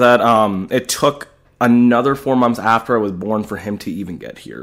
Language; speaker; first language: English; native; English